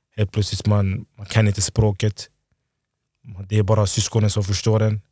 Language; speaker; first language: Swedish; early bilingual, other home language; Lingala